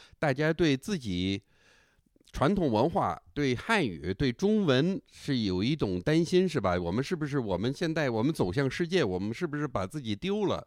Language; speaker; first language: Chinese; non-native, fluent; English